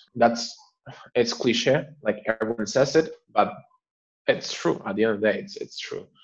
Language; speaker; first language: English; non-native, fluent; Spanish